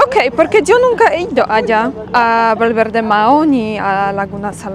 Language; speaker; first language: Spanish; non-native, fluent; Polish